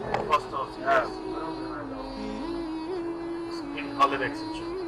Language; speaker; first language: English; non-native, fluent; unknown